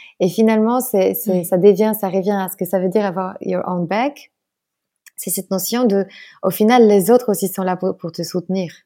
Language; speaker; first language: French; non-native, fluent; Polish